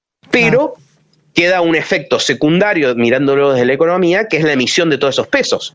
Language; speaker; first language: Spanish; native; Spanish